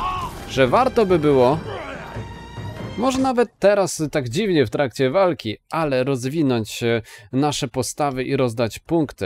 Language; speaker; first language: Polish; native; Polish